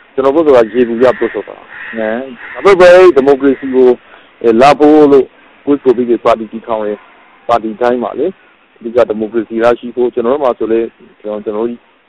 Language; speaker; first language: Burmese; native; Burmese